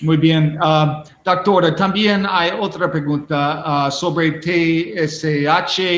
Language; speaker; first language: Spanish; non-native, learner; English